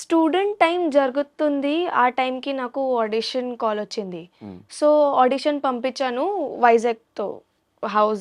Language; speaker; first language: Telugu; non-native, learner; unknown